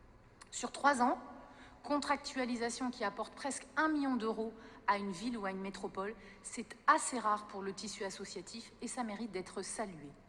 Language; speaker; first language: French; native; French